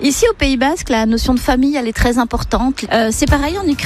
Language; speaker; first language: French; native; French